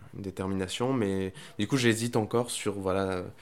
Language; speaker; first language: French; non-native, fluent; Spanish